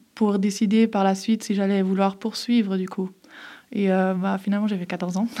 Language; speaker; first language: French; early bilingual, other home language; German